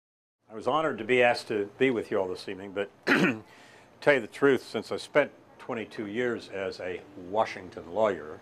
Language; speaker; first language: English; native; English